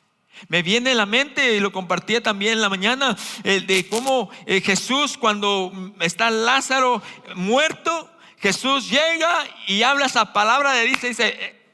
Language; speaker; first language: Spanish; native; Spanish